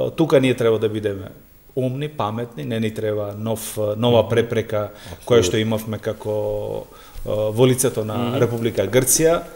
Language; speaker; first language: Macedonian; non-native, local second language; Albanian